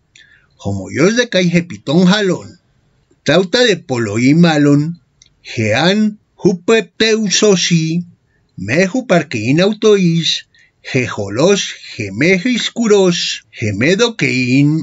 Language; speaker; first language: Greek; non-native, fluent; Spanish